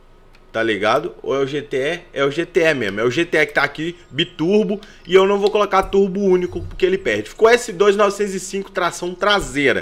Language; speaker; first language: Portuguese; native; Portuguese